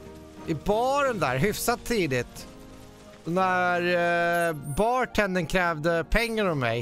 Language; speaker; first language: Swedish; native; Swedish